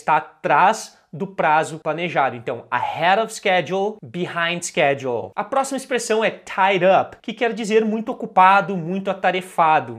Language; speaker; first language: Portuguese; native; Portuguese